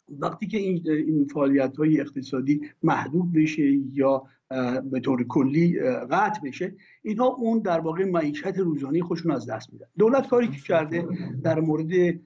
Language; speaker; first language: Persian; native; Persian